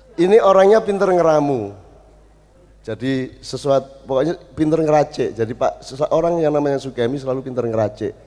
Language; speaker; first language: Indonesian; non-native, local second language; Javanese